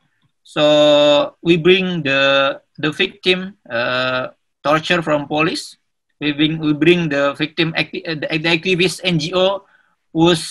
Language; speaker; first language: English; non-native, learner; Indonesian